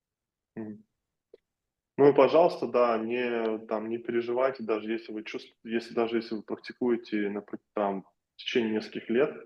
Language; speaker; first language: Russian; native; Russian